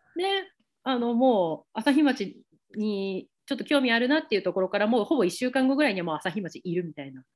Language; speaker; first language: Japanese; native; Japanese